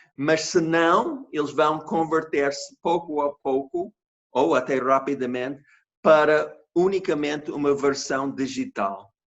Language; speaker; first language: Portuguese; non-native, fluent; English